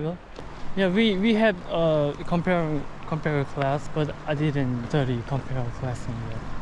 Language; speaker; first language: English; non-native, learner; Korean